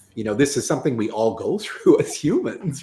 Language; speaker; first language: English; native; English